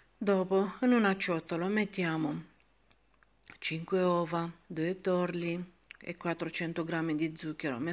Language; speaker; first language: Italian; non-native, fluent; Romanian